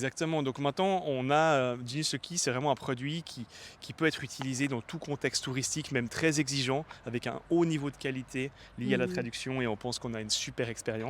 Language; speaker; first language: French; native; French